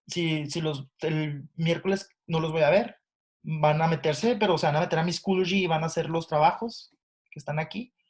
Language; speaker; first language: Spanish; early bilingual, heritage; Spanish